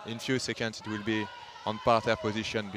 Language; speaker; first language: English; non-native, learner; French